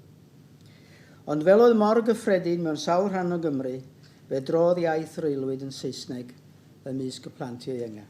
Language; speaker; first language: Welsh; native; Welsh